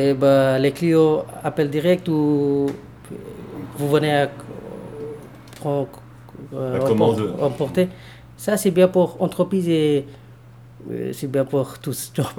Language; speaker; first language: French; non-native, learner; Bangla